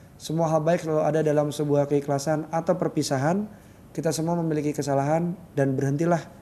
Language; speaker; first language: Indonesian; native; Indonesian